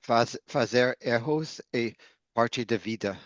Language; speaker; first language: Portuguese; non-native, fluent; English